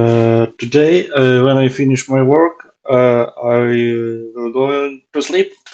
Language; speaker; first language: English; non-native, learner; Ukrainian